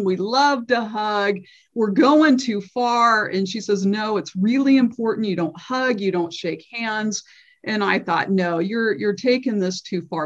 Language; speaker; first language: English; native; English